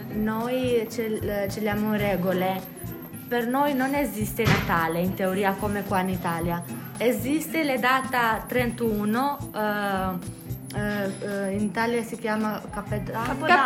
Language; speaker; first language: Italian; non-native, learner; Albanian